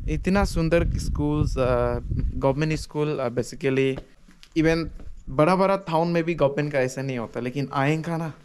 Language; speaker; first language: Hindi; non-native, local second language; Adi